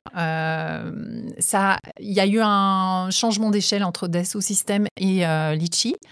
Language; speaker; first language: French; native; French